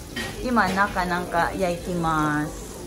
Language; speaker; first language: Japanese; non-native, learner; Cebuano